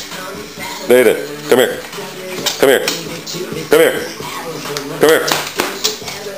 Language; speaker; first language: English; native; English